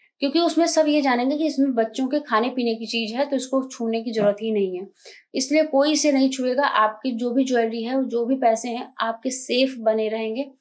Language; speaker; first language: Hindi; native; Hindi